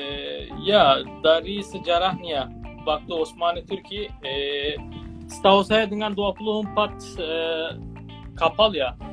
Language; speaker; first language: Indonesian; non-native, fluent; Turkish